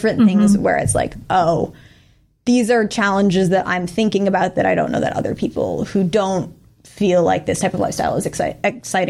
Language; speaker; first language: English; native; English